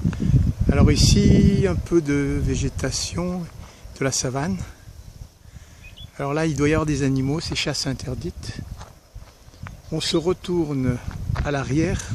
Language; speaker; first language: French; native; French